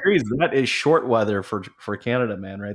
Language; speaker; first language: English; native; English